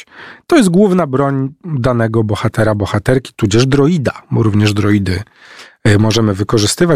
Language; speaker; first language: Polish; native; Polish